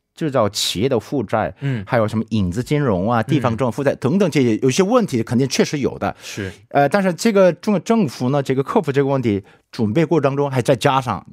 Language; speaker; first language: Chinese; non-native, fluent; Korean